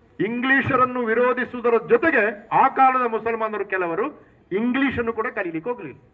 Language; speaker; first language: Kannada; non-native, local second language; Tulu